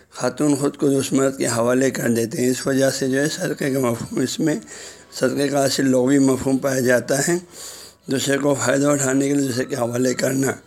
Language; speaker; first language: Urdu; non-native, local second language; Balti